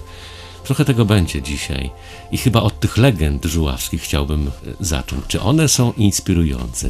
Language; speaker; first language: Polish; native; Polish